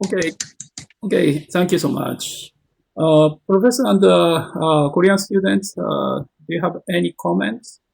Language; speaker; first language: English; non-native, learner; Japanese